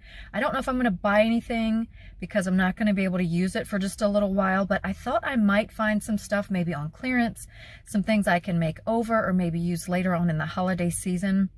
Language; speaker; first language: English; native; English